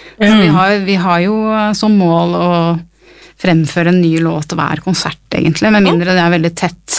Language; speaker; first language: Norwegian; early bilingual, other home language; English